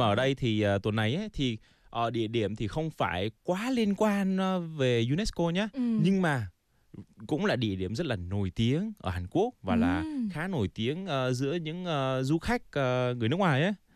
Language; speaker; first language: Vietnamese; non-native, fluent; Korean